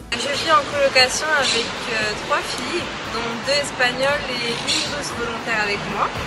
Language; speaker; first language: French; native; French